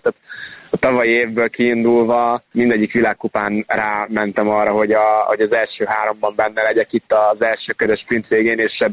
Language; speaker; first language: Hungarian; native; Hungarian